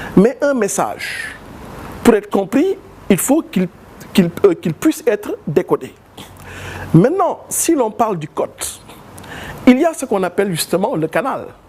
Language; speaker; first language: French; non-native, local second language; Wolof